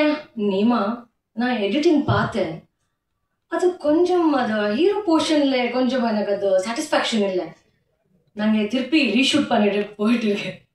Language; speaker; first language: Tamil; non-native, learner; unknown